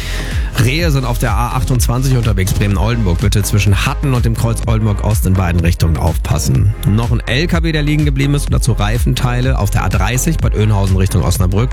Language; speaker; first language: German; native; German